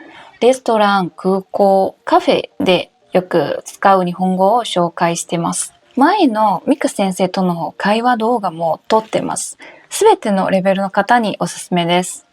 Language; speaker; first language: Japanese; non-native, fluent; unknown